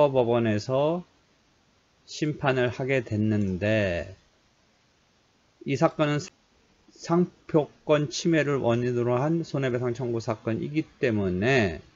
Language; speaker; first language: Korean; native; Korean